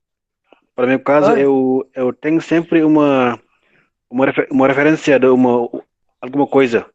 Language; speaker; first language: Portuguese; non-native, learner; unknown